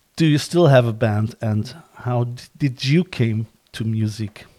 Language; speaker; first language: English; non-native, fluent; German